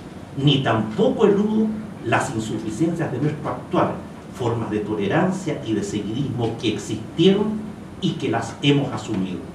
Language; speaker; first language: Spanish; native; Spanish